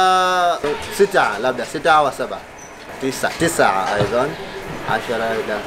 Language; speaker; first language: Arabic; non-native, learner; Swahili